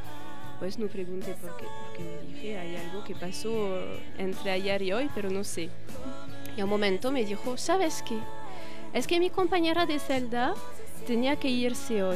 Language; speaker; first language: Spanish; non-native, fluent; French